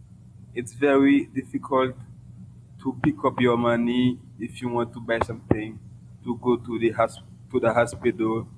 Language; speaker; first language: English; non-native, local second language; Haitian Creole